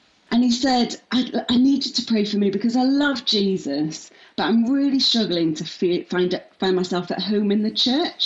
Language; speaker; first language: English; native; English